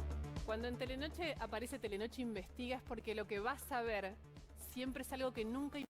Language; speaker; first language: Spanish; native; Spanish